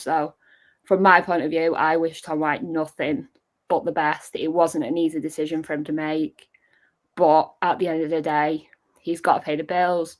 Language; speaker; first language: English; native; English